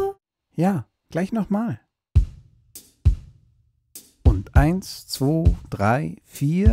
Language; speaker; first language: German; native; German